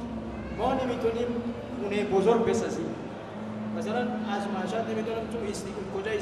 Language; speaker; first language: Persian; non-native, learner; Malagasy